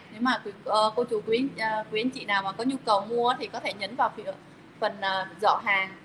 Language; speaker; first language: Vietnamese; native; Vietnamese